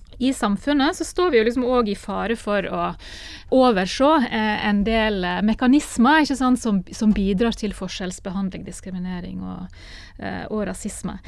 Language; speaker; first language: Norwegian; native; Norwegian